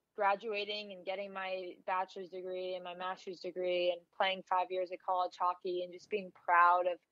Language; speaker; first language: English; native; English